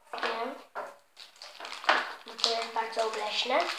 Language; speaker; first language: Polish; early bilingual, heritage; Polish